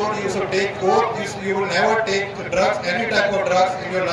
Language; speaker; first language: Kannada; non-native, local second language; Tamil